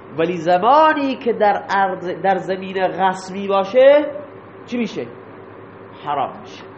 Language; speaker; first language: Persian; non-native, local second language; Baluchi